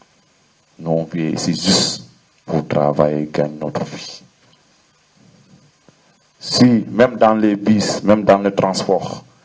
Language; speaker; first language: French; non-native, learner; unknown